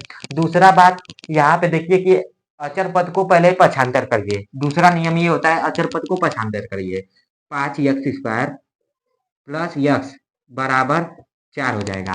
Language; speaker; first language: Hindi; native; Hindi